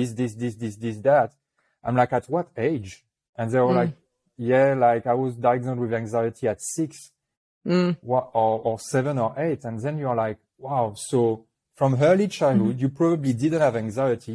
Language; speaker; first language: English; non-native, fluent; French